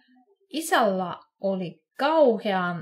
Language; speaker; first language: Finnish; non-native, fluent; Russian